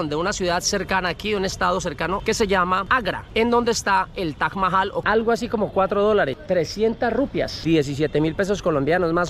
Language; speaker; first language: Spanish; native; Spanish